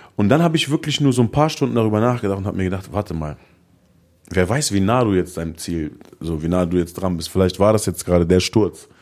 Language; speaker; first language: German; early bilingual, other home language; Arabic